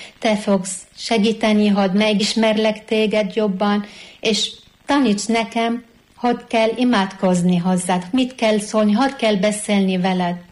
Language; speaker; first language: Hungarian; non-native, fluent; Arabic